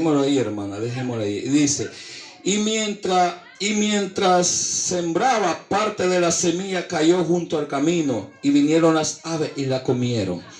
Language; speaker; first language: Spanish; native; Spanish